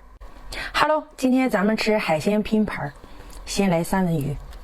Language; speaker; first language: Chinese; native; Chinese